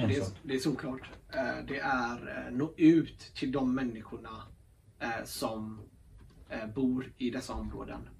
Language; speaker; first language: Swedish; early bilingual, other home language; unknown